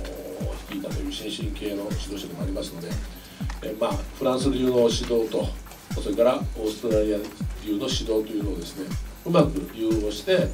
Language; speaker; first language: Japanese; native; Japanese